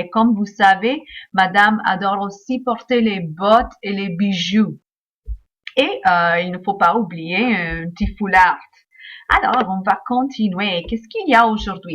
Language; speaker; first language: French; non-native, fluent; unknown